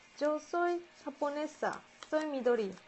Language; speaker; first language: Spanish; non-native, learner; Japanese